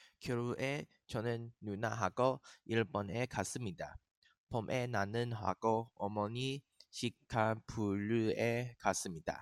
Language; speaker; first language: Korean; non-native, learner; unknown